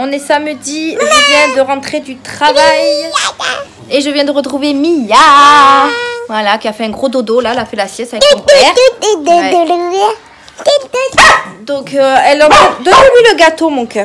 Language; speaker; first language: French; native; French